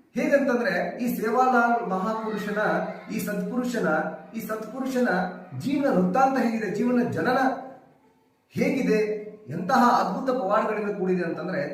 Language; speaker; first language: Kannada; non-native, local second language; Lambadi